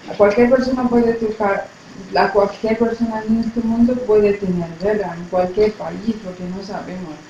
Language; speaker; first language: Spanish; non-native, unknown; Arabic